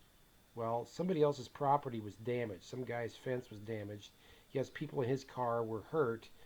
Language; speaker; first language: English; native; English